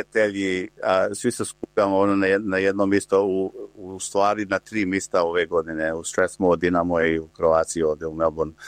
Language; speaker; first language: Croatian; early bilingual, heritage; Croatian